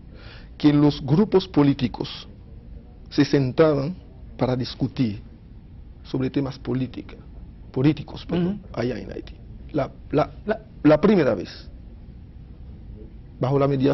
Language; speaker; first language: Spanish; non-native, fluent; Haitian Creole